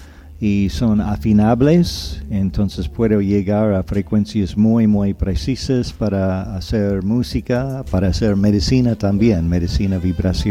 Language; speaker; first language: Spanish; non-native, fluent; English